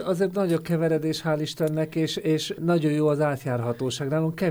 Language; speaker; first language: Hungarian; native; Hungarian